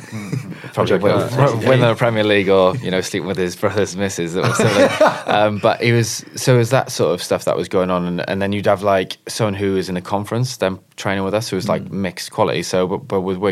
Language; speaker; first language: English; native; English